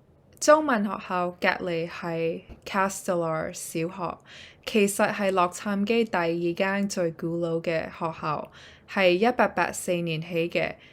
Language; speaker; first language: Cantonese; early bilingual, heritage; Cantonese